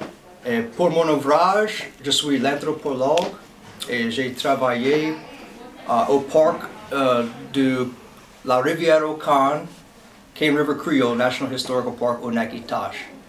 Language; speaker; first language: French; non-native, local second language; English